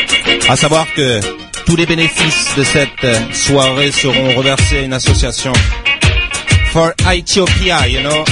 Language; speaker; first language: French; native; French